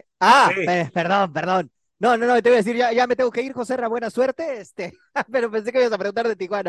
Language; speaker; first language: Spanish; native; Spanish